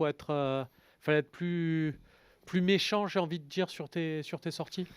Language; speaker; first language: French; native; French